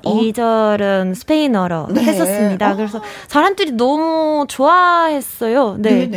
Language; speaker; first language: Korean; non-native, fluent; Spanish